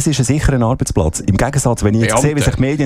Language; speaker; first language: German; native; German